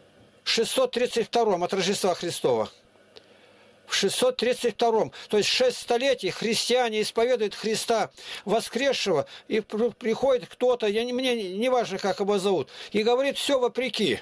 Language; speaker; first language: Russian; native; Russian